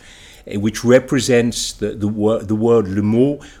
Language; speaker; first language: English; native; English